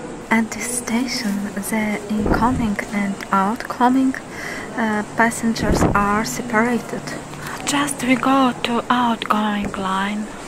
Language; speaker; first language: English; non-native, learner; Russian